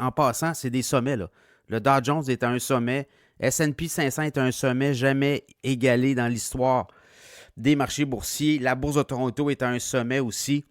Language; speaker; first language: French; native; French